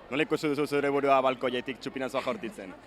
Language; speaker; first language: Basque; native; Basque